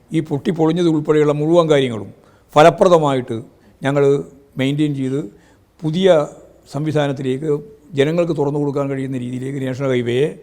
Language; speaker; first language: Malayalam; native; Malayalam